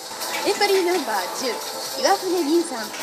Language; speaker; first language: Japanese; native; Japanese